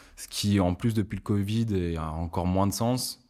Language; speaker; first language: French; native; French